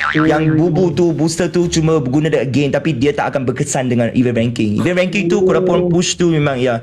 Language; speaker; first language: Malay; non-native, local second language; Chinese